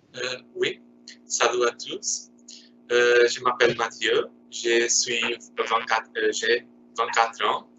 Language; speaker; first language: French; non-native, learner; Portuguese